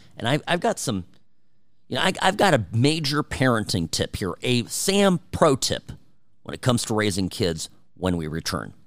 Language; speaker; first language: English; early bilingual, other home language; Czech